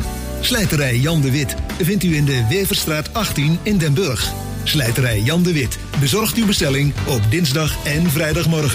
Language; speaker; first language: Dutch; native; Dutch